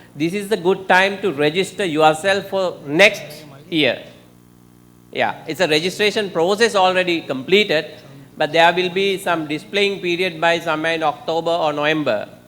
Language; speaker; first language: English; non-native, local second language; Sinhala